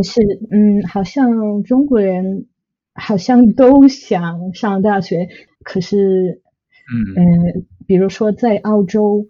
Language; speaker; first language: Chinese; non-native, fluent; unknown